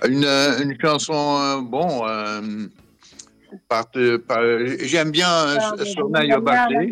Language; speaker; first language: French; non-native, learner; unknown